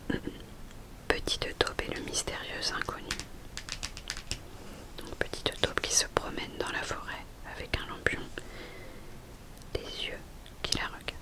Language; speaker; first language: French; native; French